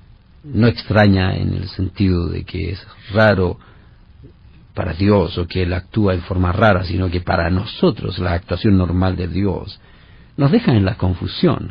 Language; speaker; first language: Spanish; native; Spanish